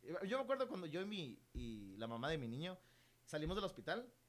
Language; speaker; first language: Spanish; early bilingual, heritage; Spanish